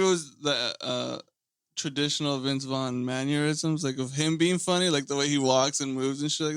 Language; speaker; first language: English; native; English